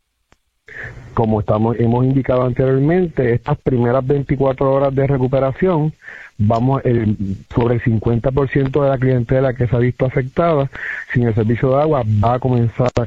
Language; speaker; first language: Spanish; native; Spanish